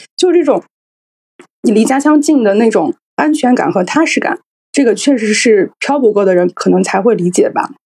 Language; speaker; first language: Chinese; native; Chinese